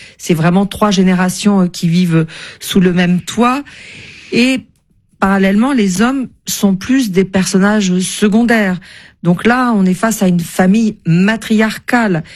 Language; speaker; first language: French; native; French